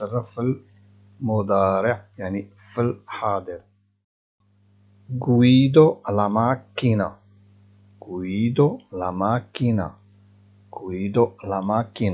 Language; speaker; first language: Italian; non-native, fluent; Arabic